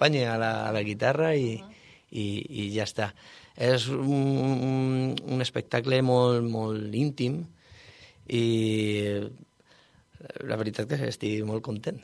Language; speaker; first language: Catalan; non-native, learner; Spanish